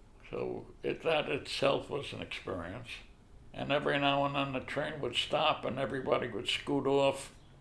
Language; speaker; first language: English; native; English